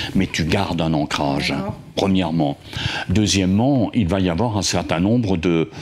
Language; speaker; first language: French; native; French